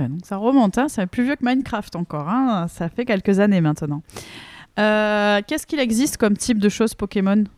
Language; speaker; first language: French; native; French